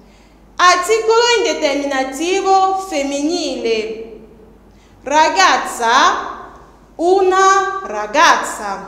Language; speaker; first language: Italian; non-native, fluent; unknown